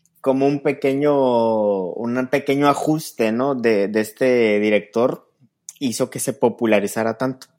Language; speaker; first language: Spanish; native; Spanish